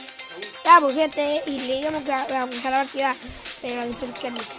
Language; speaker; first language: Spanish; native; Spanish